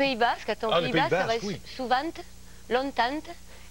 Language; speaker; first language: French; native; French